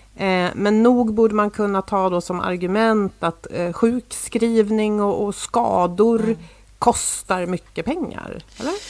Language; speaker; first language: Swedish; native; Swedish